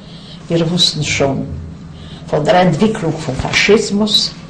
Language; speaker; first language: German; non-native, fluent; Yiddish